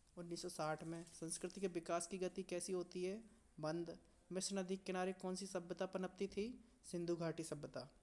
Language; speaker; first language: Hindi; native; Hindi